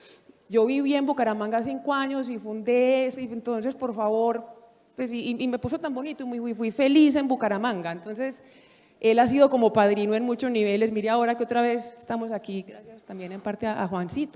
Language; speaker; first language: Spanish; native; Spanish